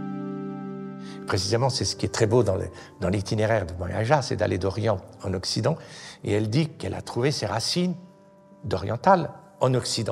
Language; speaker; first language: French; native; French